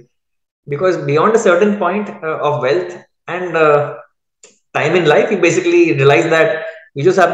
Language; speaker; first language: English; non-native, local second language; Hindi